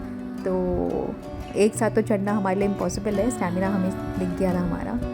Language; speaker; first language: Hindi; native; Hindi